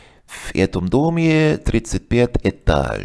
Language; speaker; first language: Russian; non-native, learner; English